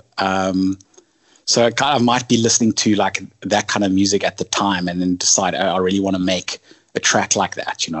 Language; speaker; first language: English; native; English